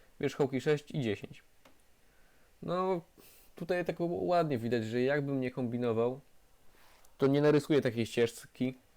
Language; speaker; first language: Polish; native; Polish